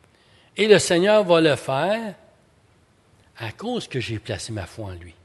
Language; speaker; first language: French; native; French